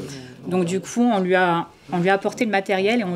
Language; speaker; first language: French; native; French